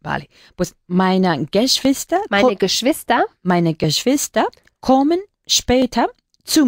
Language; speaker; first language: German; non-native, learner; Spanish